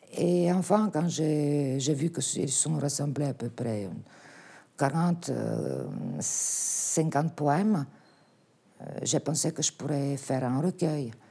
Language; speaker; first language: French; non-native, fluent; Bulgarian